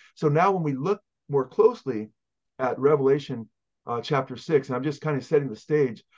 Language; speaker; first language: English; native; English